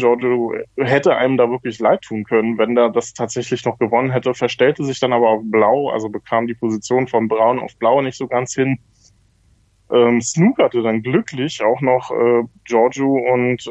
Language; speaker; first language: German; native; German